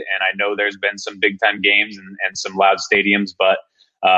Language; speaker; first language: English; native; English